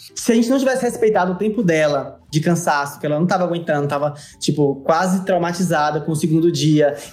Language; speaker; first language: Portuguese; native; Portuguese